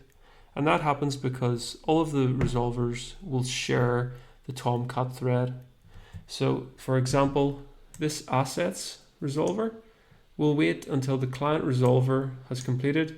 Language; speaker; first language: English; native; English